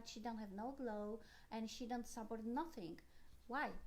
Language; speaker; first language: English; non-native, learner; Polish